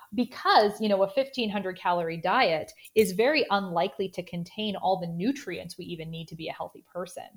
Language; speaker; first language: English; native; English